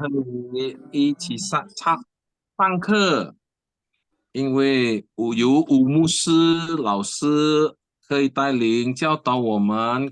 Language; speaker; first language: Chinese; non-native, learner; Indonesian